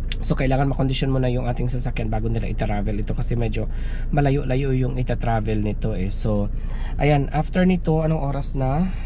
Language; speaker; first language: Filipino; non-native, local second language; Cebuano